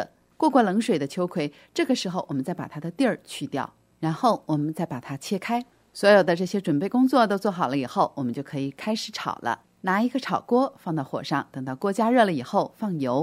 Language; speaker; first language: Chinese; native; Chinese